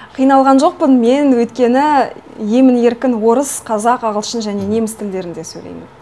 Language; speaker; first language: Kazakh; non-native, local second language; Russian